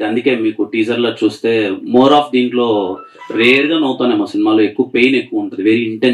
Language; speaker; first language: Telugu; native; Telugu